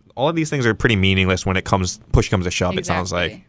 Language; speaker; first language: English; early bilingual, other home language; Filipino